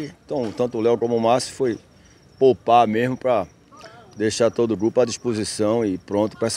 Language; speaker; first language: Portuguese; native; Portuguese